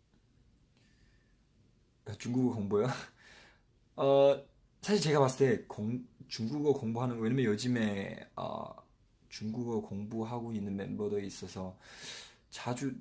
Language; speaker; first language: Korean; non-native, fluent; Chinese